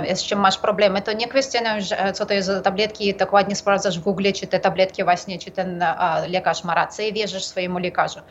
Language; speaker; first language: Polish; non-native, fluent; Ukrainian